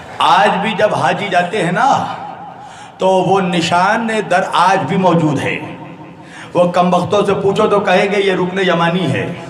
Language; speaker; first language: Urdu; native; Urdu